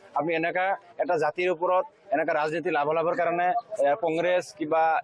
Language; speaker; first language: Assamese; non-native, local second language; Bangla